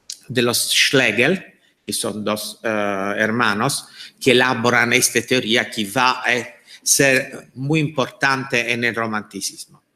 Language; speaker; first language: Spanish; non-native, fluent; Italian